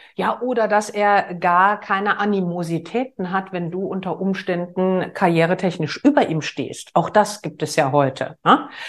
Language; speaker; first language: German; native; German